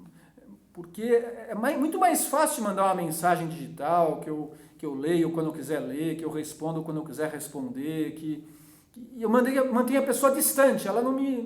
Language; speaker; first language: Portuguese; native; Portuguese